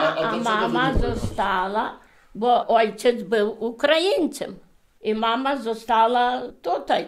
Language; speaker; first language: Polish; early bilingual, heritage; Polish